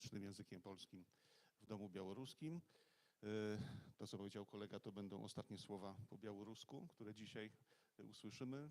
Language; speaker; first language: Polish; native; Polish